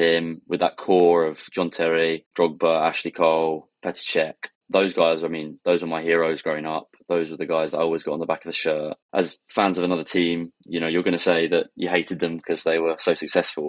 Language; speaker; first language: English; native; English